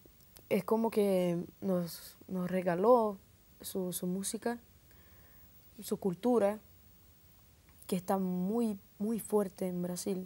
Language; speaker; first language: Spanish; non-native, fluent; Portuguese